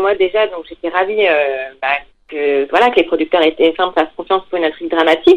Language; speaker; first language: French; native; French